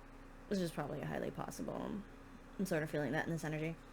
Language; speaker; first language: English; native; English